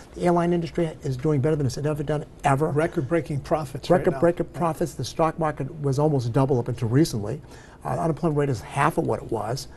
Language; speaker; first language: English; native; English